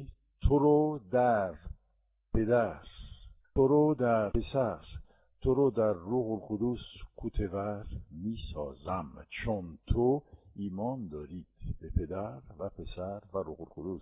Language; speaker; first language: Persian; non-native, fluent; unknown